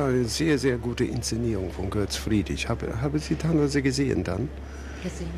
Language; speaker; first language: German; non-native, fluent; English